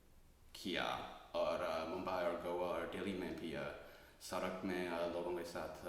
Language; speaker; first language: Hindi; non-native, learner; English